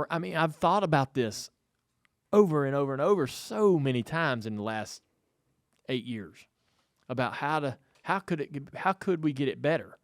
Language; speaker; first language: English; native; English